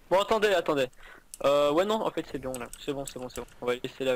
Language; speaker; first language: French; native; French